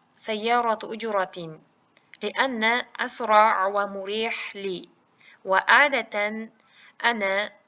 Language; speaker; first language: Arabic; non-native, fluent; Uzbek